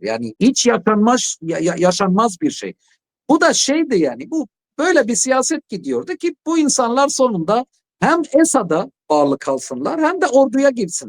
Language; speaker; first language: Turkish; non-native, fluent; Arabic